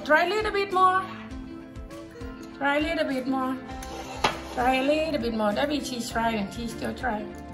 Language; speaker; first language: English; non-native, learner; Thai